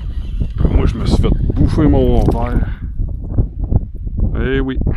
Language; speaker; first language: French; native; French